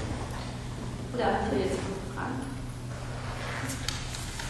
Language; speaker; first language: German; native; German